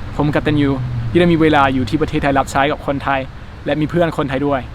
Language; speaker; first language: Thai; non-native, learner; English